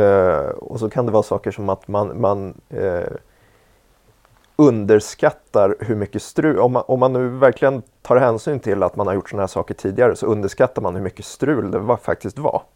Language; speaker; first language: Swedish; native; Swedish